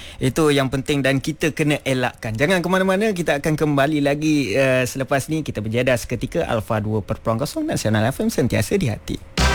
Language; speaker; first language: Malay; native; Malay